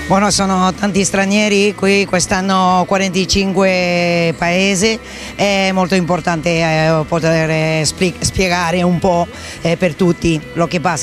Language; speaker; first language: Italian; non-native, fluent; Spanish